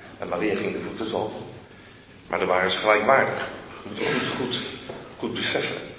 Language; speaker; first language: Dutch; native; Dutch